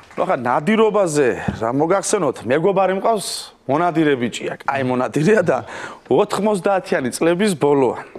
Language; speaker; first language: Georgian; native; Georgian